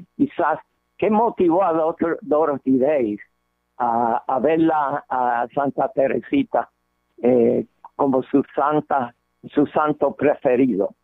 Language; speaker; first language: Spanish; early bilingual, heritage; Spanish